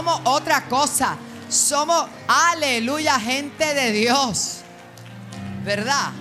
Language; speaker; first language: Spanish; native; Spanish